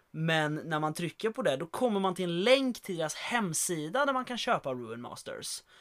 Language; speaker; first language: Swedish; native; Swedish